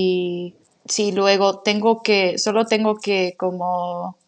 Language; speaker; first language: Spanish; non-native, fluent; English